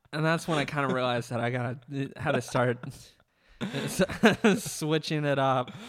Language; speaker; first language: English; native; English